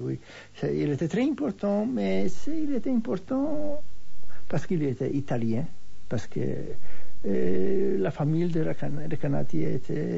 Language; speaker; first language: French; non-native, fluent; Hebrew